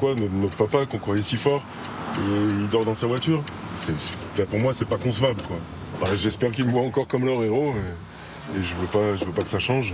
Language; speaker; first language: French; native; French